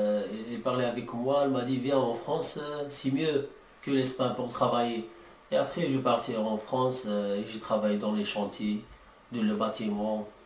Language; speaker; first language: French; non-native, learner; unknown